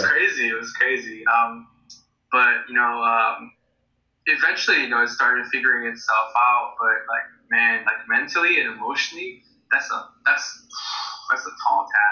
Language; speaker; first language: English; native; English